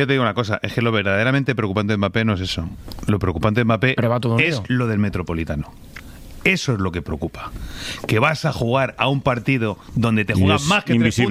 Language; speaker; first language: Spanish; native; Spanish